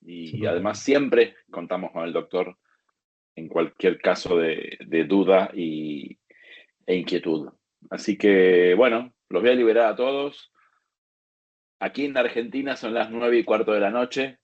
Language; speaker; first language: Spanish; native; Spanish